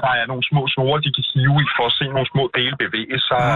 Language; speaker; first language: Danish; native; Danish